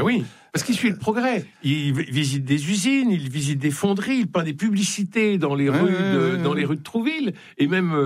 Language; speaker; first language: French; native; French